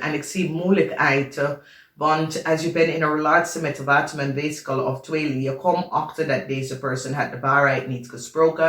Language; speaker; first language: Dutch; non-native, learner; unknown